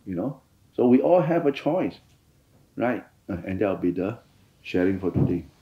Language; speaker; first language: English; non-native, fluent; Thai